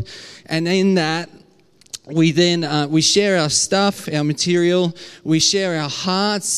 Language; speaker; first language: English; native; English